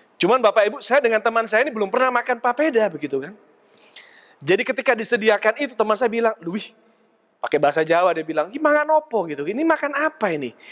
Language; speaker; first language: Indonesian; native; Indonesian